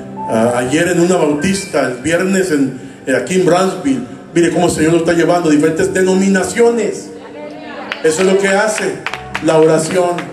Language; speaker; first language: Spanish; native; Spanish